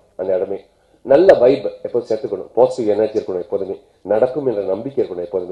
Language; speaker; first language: Tamil; native; Tamil